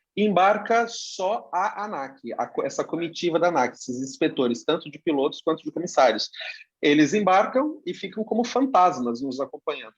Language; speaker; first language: Portuguese; native; Portuguese